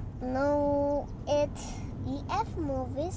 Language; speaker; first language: English; non-native, learner; Indonesian